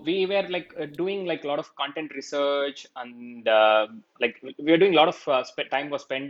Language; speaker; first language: English; non-native, local second language; Tamil